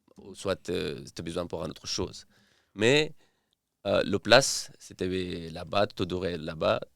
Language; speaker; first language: French; non-native, learner; Persian